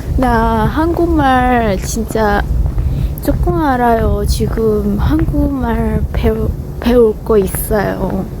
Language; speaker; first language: Korean; non-native, learner; Hmong